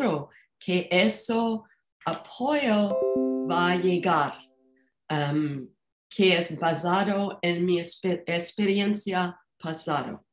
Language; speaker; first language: Spanish; non-native, fluent; English